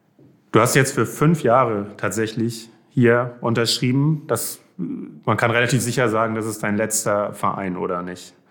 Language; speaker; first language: German; native; German